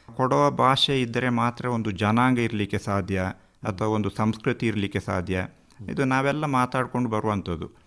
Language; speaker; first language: Kannada; non-native, local second language; Kodava